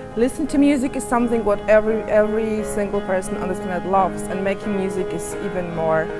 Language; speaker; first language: English; non-native, fluent; Polish